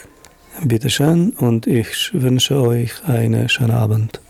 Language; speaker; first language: German; non-native, fluent; Albanian